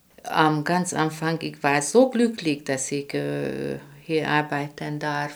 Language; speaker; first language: German; non-native, fluent; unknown